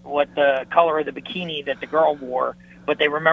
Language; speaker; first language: English; native; English